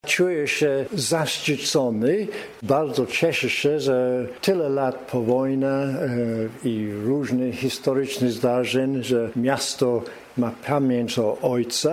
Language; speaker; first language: Polish; early bilingual, heritage; English